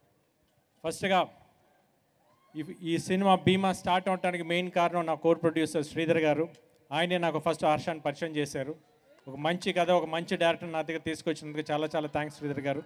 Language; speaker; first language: Telugu; native; Telugu